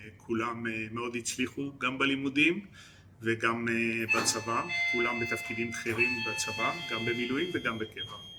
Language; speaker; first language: Hebrew; early bilingual, other home language; French